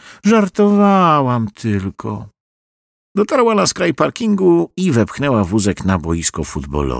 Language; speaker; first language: Polish; native; Polish